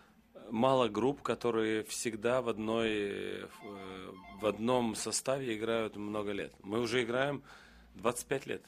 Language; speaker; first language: Russian; non-native, local second language; Romanian